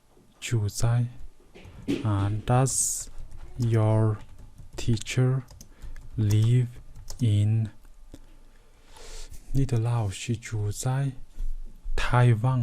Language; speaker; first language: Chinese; non-native, learner; Mongolian